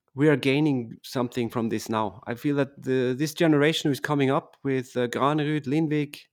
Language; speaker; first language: English; non-native, fluent; German